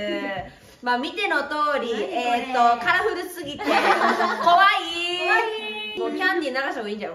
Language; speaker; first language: Japanese; native; Japanese